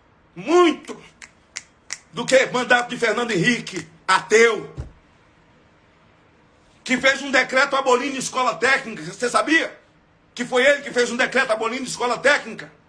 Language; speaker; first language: Portuguese; native; Portuguese